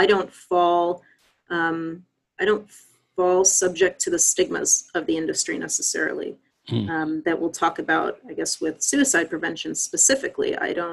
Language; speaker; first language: English; native; English